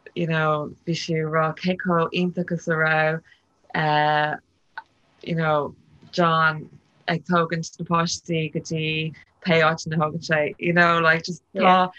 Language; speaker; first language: Irish; non-native, local second language; English